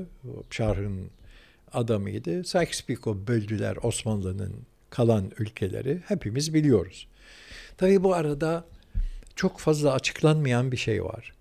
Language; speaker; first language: Turkish; early bilingual, heritage; Turkish